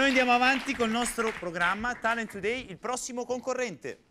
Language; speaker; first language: Italian; native; Italian